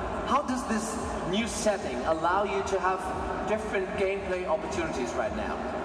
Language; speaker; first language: English; non-native, fluent; German